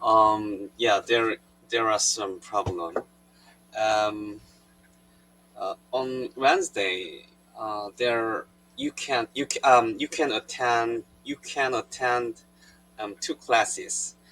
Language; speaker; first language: English; non-native, learner; Korean